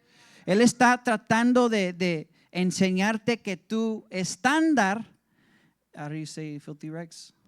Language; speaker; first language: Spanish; early bilingual, heritage; English